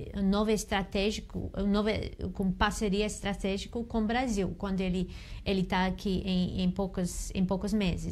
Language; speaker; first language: Portuguese; non-native, learner; English